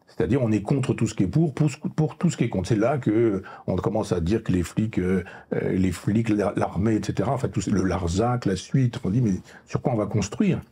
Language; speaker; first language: French; native; French